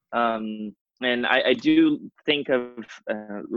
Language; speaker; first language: English; non-native, fluent; Portuguese